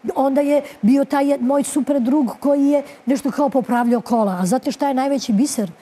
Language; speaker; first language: Serbian; native; Serbian